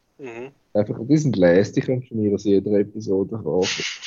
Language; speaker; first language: German; native; German